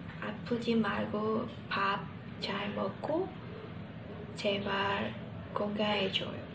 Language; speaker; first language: Korean; non-native, learner; Burmese